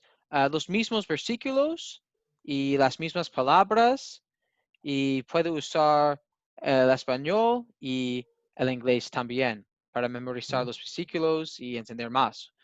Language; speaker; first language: Spanish; non-native, learner; English